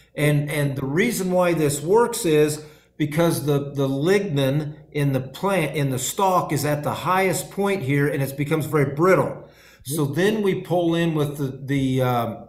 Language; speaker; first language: English; native; English